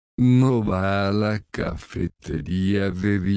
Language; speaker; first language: Spanish; non-native, learner; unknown